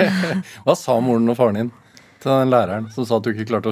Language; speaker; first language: Norwegian; native; Norwegian